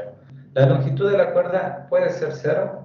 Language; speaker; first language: Spanish; native; Spanish